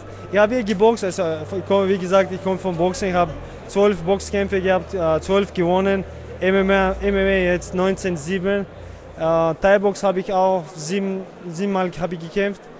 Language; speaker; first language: German; non-native, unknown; Chechen